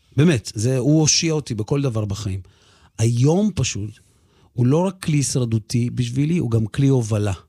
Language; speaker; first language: Hebrew; early bilingual, other home language; Russian